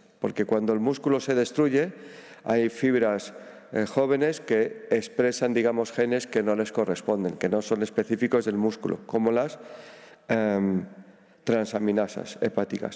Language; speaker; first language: Spanish; native; Spanish